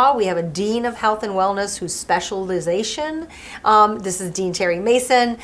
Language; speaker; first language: English; early bilingual, other home language; French